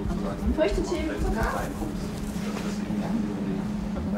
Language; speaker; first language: German; non-native, fluent; Georgian